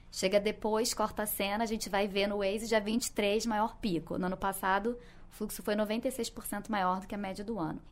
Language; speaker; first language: Portuguese; native; Portuguese